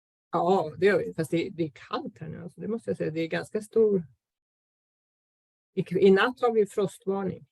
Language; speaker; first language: Swedish; native; Swedish